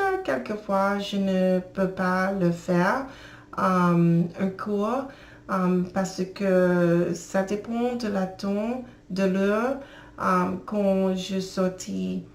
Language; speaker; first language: French; non-native, learner; English